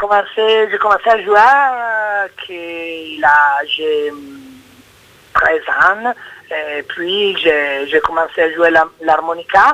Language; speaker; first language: French; non-native, learner; Italian